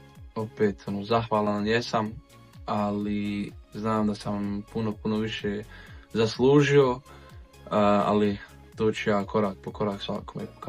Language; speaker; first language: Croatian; early bilingual, heritage; Bosnian